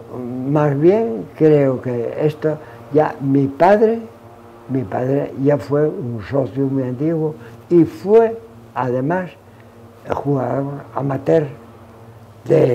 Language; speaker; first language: Spanish; native; Spanish